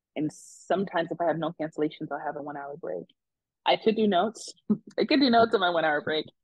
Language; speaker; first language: English; native; English